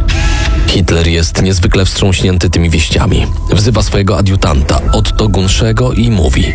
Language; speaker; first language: Polish; native; Polish